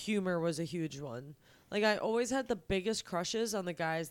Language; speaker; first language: English; native; English